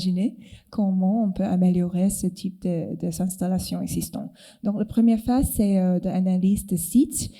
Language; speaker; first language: French; non-native, fluent; Cantonese